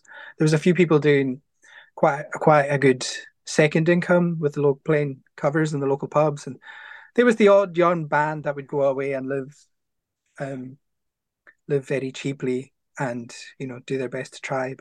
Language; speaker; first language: English; native; English